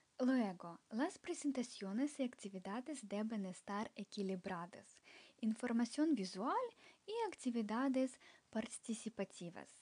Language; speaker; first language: Spanish; non-native, fluent; Ukrainian